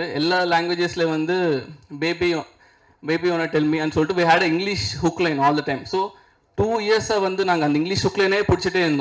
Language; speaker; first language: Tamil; non-native, local second language; Telugu